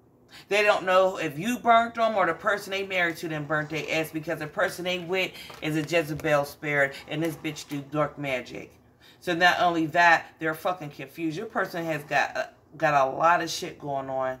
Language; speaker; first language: English; native; English